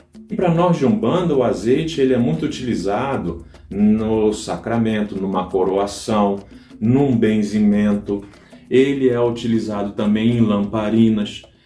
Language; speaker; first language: Portuguese; native; Portuguese